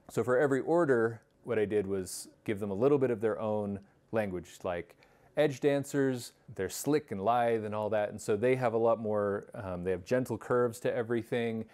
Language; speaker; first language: English; native; English